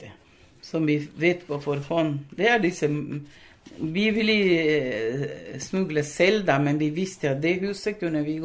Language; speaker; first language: Norwegian; early bilingual, other home language; Spanish